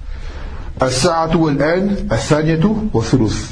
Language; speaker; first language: Arabic; non-native, fluent; French